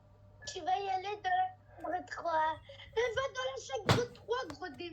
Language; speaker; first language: French; native; French